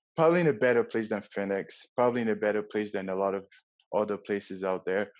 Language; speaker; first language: English; non-native, local second language; Yoruba